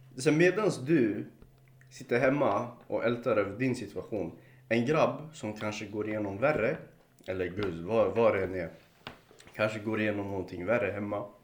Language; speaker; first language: Swedish; early bilingual, other home language; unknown